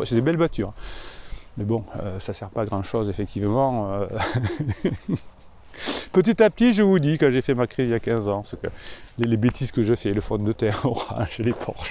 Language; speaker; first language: French; native; French